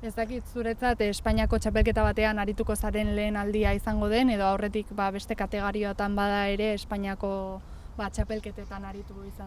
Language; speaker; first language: Basque; native; Basque